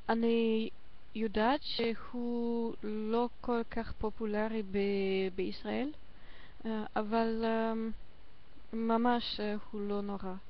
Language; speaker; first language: Hebrew; non-native, learner; German